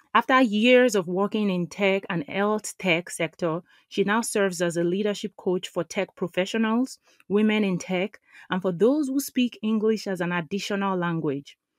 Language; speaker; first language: English; non-native, local second language; Yoruba